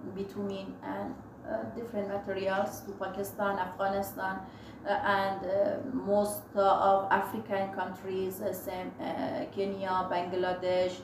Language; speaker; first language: English; non-native, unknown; Persian